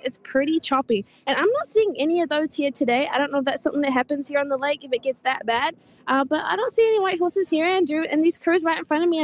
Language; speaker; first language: English; native; English